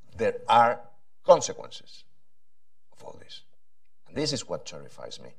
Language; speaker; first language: English; non-native, fluent; Spanish